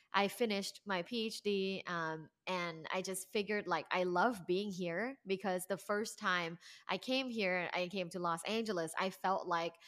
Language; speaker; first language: English; non-native, fluent; Thai